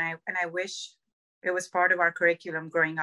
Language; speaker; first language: English; non-native, local second language; Urdu